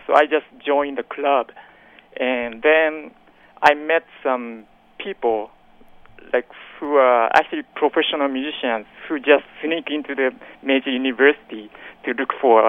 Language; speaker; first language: English; non-native, fluent; Japanese